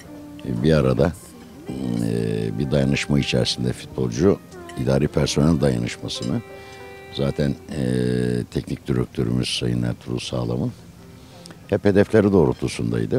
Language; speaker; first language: Turkish; native; Turkish